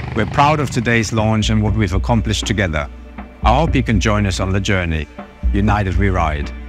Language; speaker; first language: English; non-native, fluent; Spanish